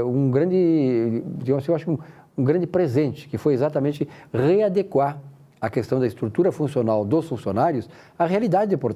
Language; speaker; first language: Portuguese; native; Portuguese